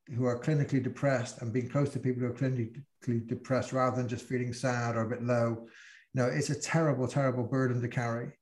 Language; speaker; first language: English; native; English